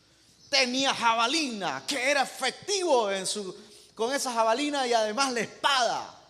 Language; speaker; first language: Spanish; native; Spanish